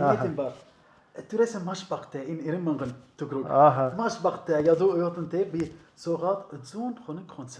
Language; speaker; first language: Mongolian; non-native, learner; Arabic